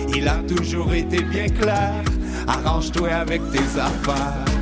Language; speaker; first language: French; native; French